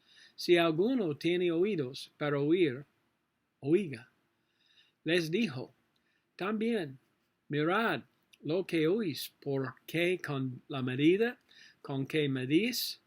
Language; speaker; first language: Spanish; non-native, learner; English